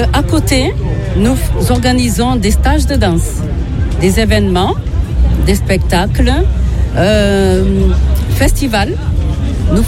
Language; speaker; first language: French; native; French